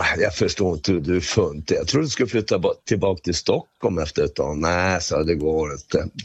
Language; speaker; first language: Swedish; native; Swedish